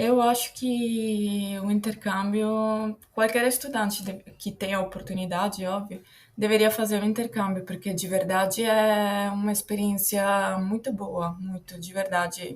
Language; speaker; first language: Portuguese; non-native, fluent; Italian